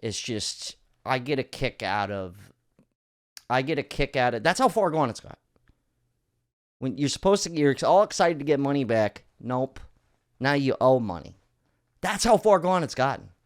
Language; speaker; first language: English; native; English